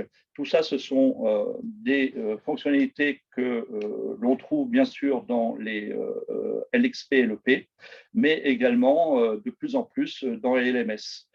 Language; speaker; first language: French; native; French